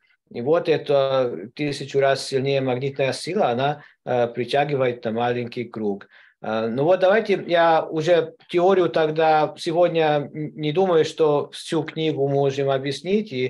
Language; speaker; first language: Russian; non-native, learner; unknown